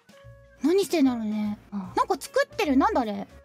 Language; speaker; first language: Japanese; native; Japanese